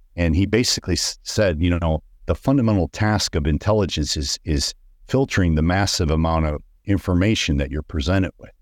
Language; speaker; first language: English; native; English